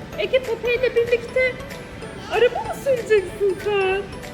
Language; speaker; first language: Turkish; native; Turkish